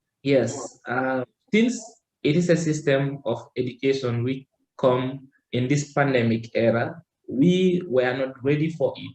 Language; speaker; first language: English; non-native, learner; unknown